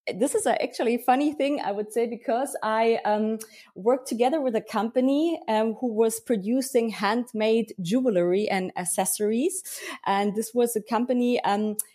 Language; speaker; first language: English; early bilingual, heritage; German